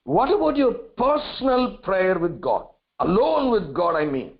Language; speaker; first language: English; non-native, local second language; Tamil